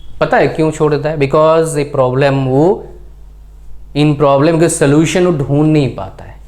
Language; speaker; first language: Hindi; native; Hindi